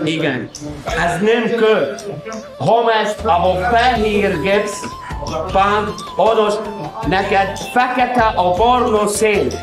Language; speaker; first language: Hungarian; non-native, learner; Arabic